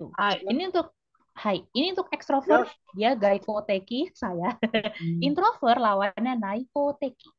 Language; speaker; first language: Indonesian; native; Indonesian